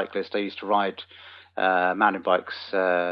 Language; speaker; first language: English; native; English